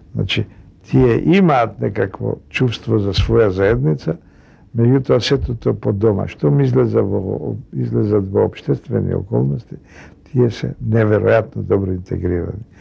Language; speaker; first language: Macedonian; native; Macedonian